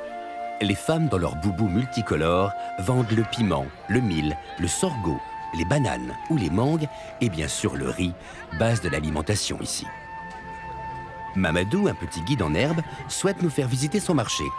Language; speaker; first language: French; native; French